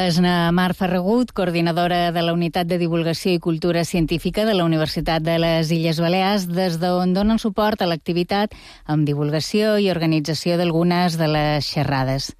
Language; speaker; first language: Catalan; native; Catalan